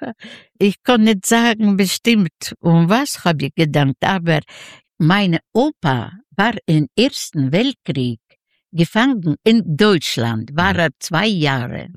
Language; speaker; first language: German; non-native, learner; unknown